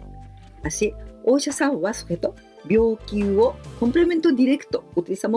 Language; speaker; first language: Spanish; non-native, fluent; Japanese